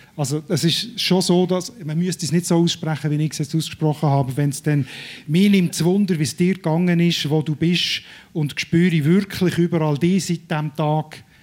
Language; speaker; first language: German; native; German